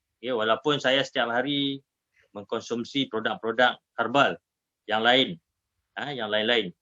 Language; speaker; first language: Malay; native; Malay